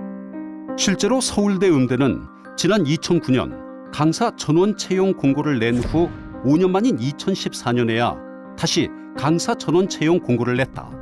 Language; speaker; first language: Korean; native; Korean